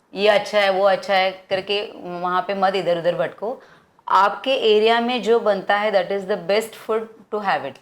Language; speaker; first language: Hindi; non-native, local second language; Marathi